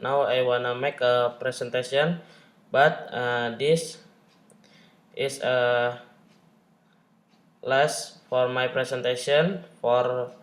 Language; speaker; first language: English; non-native, learner; Indonesian